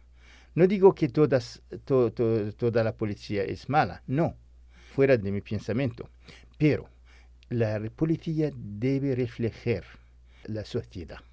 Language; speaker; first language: Spanish; non-native, fluent; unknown